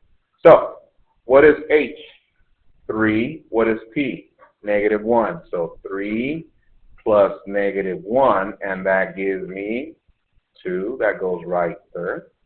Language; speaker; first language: English; native; English